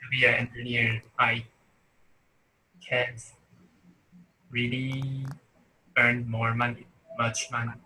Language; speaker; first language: English; non-native, learner; Chinese